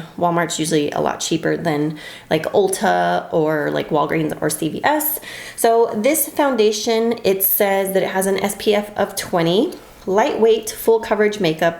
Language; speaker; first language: English; native; English